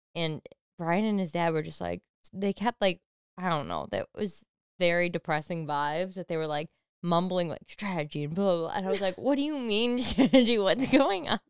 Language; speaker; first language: English; native; English